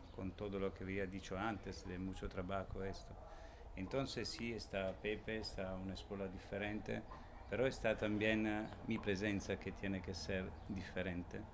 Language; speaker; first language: Spanish; non-native, learner; Italian